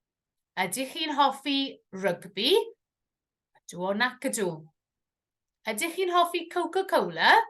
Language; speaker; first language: Welsh; non-native, fluent; English